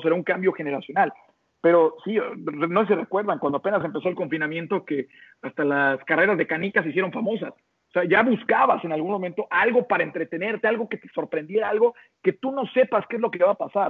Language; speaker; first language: Spanish; native; Spanish